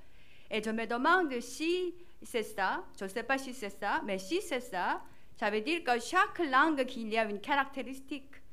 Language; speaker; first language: French; non-native, learner; Korean